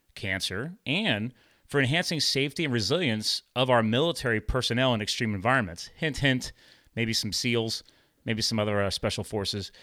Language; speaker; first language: English; native; English